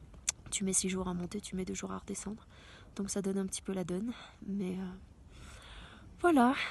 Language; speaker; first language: French; native; French